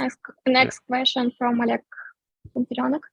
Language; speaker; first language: English; non-native, fluent; Russian